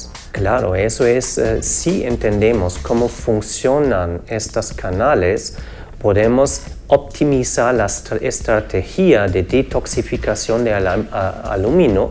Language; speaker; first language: Spanish; non-native, fluent; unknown